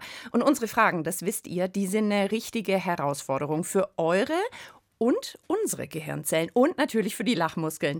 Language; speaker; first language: German; native; German